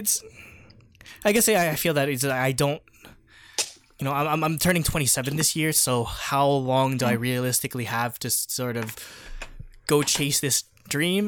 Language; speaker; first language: English; early bilingual, other home language; Filipino